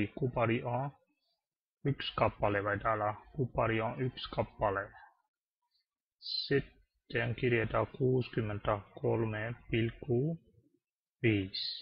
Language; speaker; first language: Finnish; non-native, learner; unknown